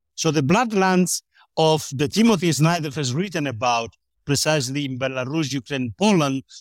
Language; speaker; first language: English; non-native, fluent; Spanish